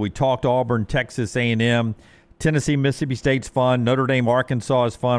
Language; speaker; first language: English; native; English